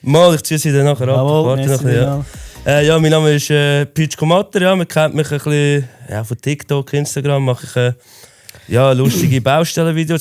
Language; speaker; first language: German; native; German